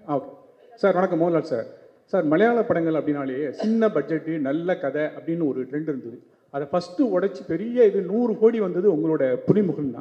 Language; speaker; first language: Tamil; native; Tamil